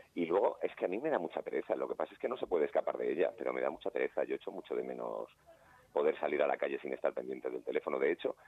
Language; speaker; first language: Spanish; native; Spanish